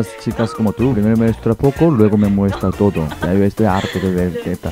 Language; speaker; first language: Spanish; non-native, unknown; Korean